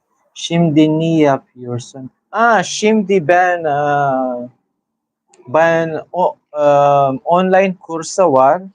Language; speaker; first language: Turkish; non-native, learner; Filipino